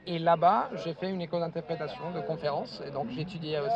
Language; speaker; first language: French; non-native, fluent; Italian